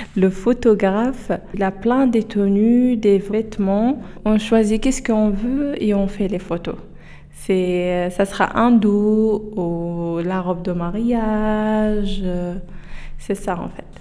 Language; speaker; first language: French; non-native, local second language; Arabic